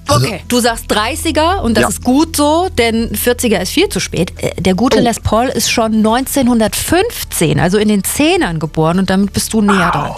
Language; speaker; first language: German; native; German